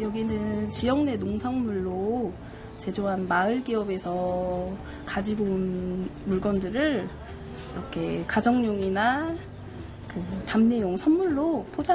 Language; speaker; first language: Korean; native; Korean